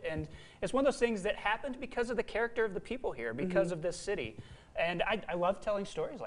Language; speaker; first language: English; native; English